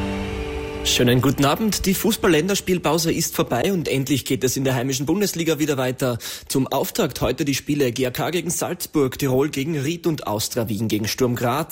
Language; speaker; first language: German; native; German